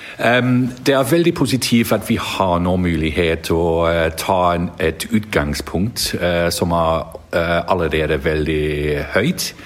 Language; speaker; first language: Norwegian; non-native, learner; English